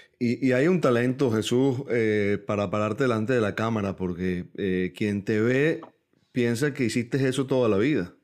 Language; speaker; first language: Spanish; native; Spanish